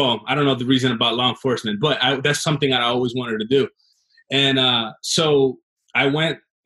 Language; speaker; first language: English; native; English